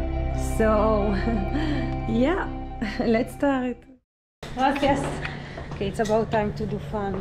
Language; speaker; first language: English; non-native, learner; Hebrew